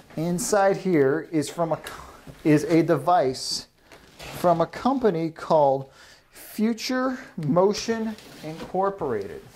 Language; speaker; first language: English; native; English